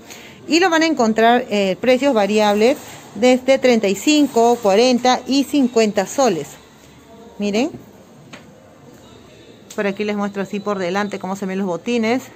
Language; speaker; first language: Spanish; native; Spanish